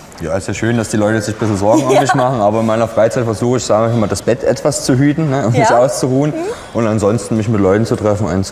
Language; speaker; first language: German; native; German